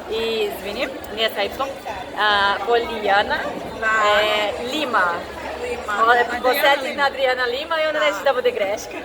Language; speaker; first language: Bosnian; non-native, learner; Portuguese